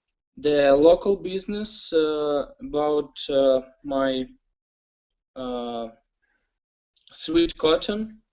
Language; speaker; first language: English; non-native, learner; Ukrainian